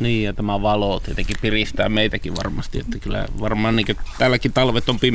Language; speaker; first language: Finnish; native; Finnish